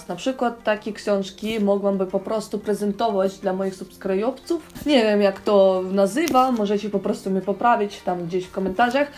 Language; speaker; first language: Polish; non-native, learner; Ukrainian